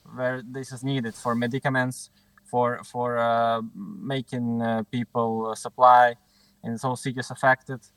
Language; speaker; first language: English; non-native, fluent; Ukrainian